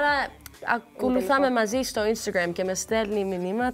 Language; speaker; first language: Greek; early bilingual, heritage; Greek